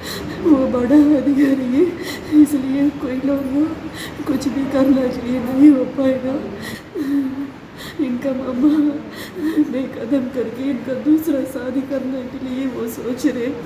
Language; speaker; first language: Hindi; non-native, local second language; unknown